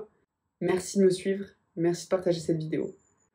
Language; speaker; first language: French; native; French